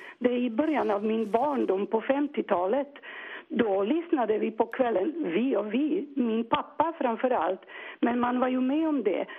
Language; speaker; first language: Swedish; non-native, fluent; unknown